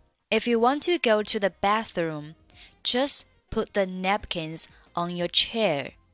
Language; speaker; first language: English; non-native, fluent; Chinese